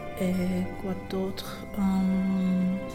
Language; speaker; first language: French; non-native, fluent; Chinese